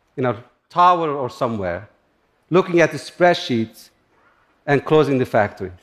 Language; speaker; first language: English; non-native, fluent; Turkish